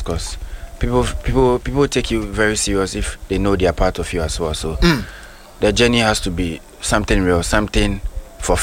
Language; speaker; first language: English; non-native, local second language; Akan